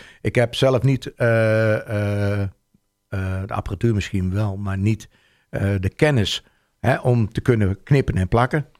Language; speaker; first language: Dutch; native; Dutch